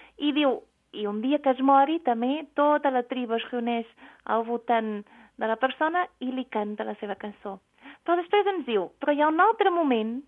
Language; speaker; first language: Catalan; non-native, fluent; Portuguese